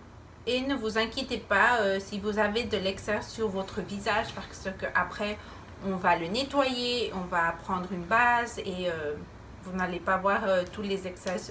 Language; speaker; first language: French; non-native, fluent; Spanish